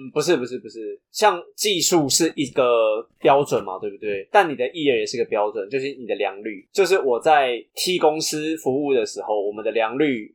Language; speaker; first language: Chinese; native; Chinese